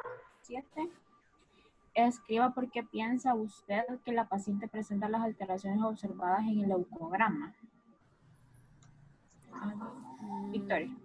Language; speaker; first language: Spanish; native; Spanish